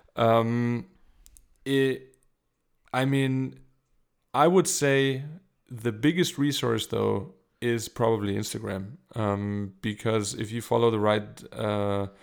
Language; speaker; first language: English; non-native, fluent; German